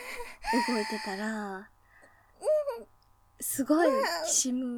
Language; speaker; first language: Japanese; native; Japanese